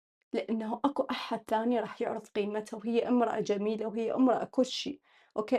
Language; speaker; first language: Arabic; native; Arabic